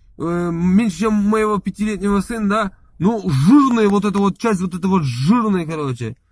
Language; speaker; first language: Russian; non-native, local second language; Chechen